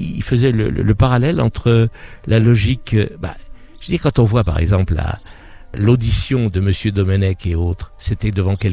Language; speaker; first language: French; native; French